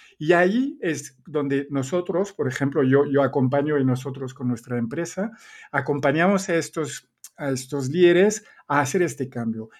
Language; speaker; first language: Spanish; non-native, fluent; French